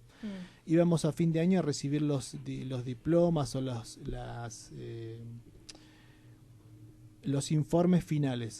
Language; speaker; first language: Spanish; native; Spanish